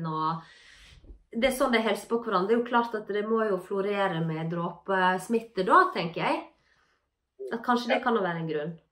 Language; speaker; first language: Norwegian; native; Norwegian